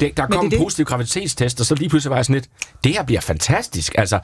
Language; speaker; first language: Danish; native; Danish